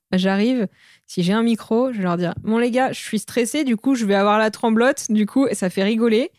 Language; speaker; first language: French; native; French